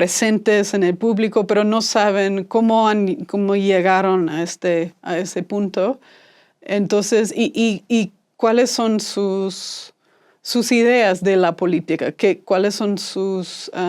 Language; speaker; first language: Spanish; non-native, fluent; English